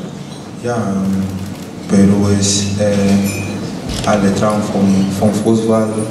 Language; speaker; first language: German; non-native, learner; Spanish